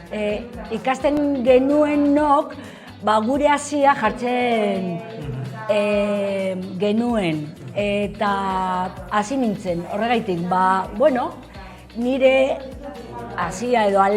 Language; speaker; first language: Basque; non-native, local second language; Spanish